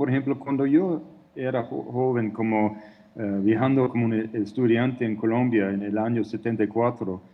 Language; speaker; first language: Spanish; non-native, fluent; English